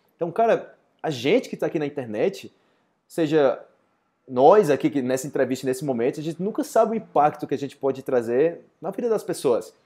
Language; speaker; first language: Portuguese; native; Portuguese